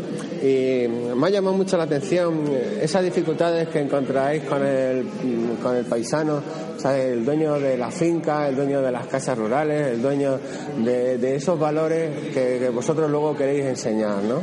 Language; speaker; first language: Spanish; native; Spanish